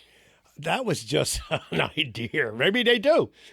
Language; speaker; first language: English; native; English